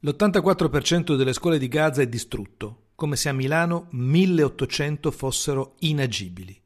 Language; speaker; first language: Italian; native; Italian